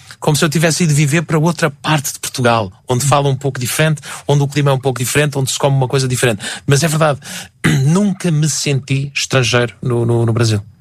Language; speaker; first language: Portuguese; native; Portuguese